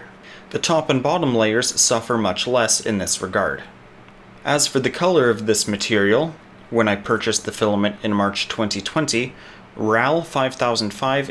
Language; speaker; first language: English; native; English